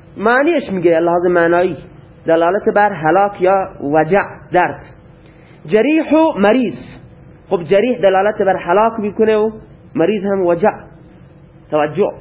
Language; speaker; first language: Persian; non-native, local second language; Baluchi